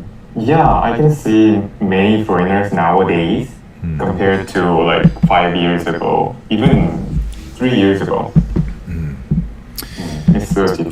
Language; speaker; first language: English; non-native, fluent; Korean